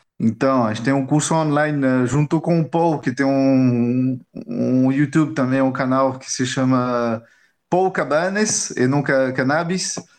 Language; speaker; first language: Portuguese; non-native, fluent; French